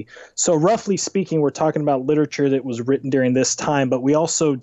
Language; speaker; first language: English; native; English